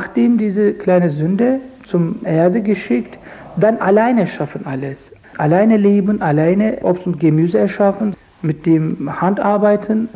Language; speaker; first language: German; non-native, learner; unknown